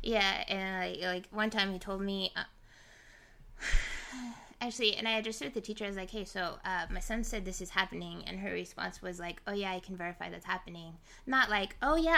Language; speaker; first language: English; native; English